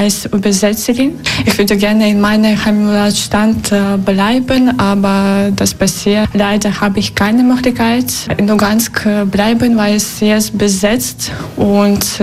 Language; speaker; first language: German; non-native, learner; Ukrainian